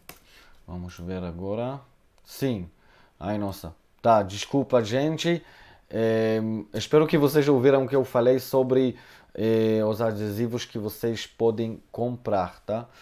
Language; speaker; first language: Portuguese; non-native, fluent; Hebrew